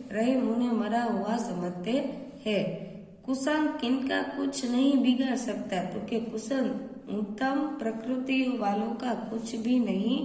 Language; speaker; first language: Hindi; non-native, local second language; Gujarati